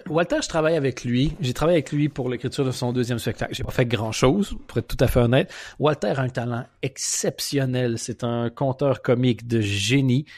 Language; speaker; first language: French; native; French